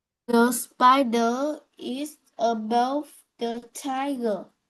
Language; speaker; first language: English; non-native, learner; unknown